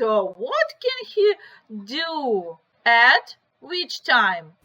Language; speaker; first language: English; non-native, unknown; Ukrainian